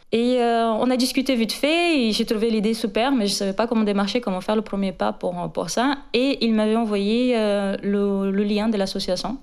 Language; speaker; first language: French; non-native, fluent; Portuguese